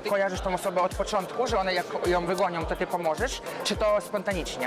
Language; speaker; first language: Polish; non-native, fluent; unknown